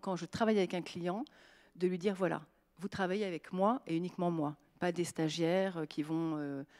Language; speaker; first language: French; native; French